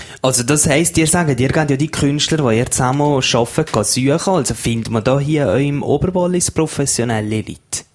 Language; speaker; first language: German; native; German